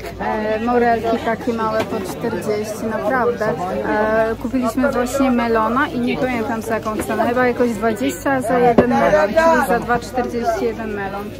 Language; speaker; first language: Polish; native; Polish